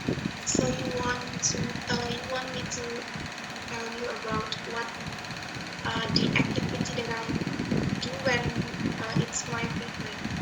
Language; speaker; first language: English; non-native, learner; Indonesian